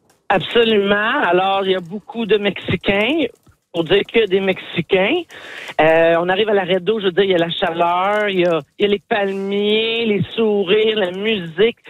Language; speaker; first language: French; native; French